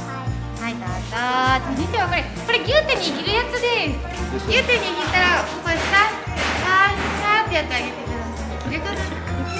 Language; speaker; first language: Japanese; native; Japanese